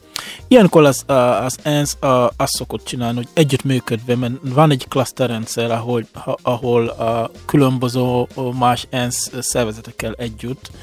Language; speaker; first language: Hungarian; non-native, fluent; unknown